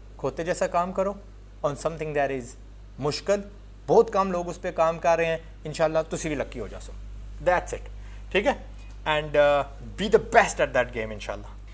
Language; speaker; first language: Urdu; non-native, fluent; English